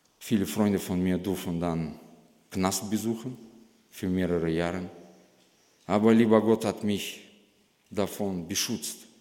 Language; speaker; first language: German; non-native, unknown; Russian